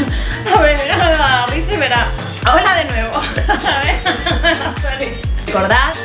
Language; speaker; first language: Spanish; native; Spanish